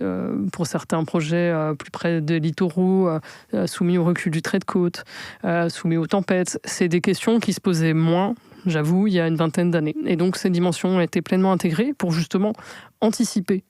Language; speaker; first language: French; native; French